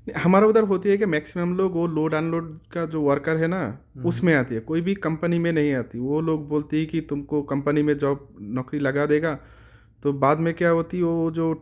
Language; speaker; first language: Hindi; non-native, learner; Bangla